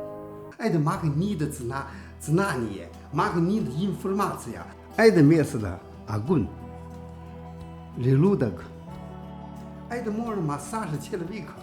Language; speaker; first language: Russian; non-native, learner; Chinese